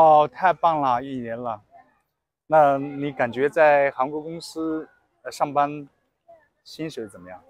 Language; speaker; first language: Chinese; native; Chinese